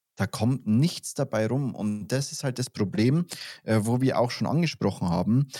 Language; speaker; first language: German; native; German